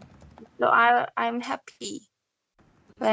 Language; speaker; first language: English; non-native, learner; Korean